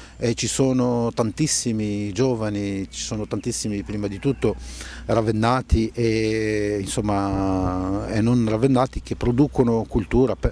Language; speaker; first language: Italian; non-native, fluent; Arabic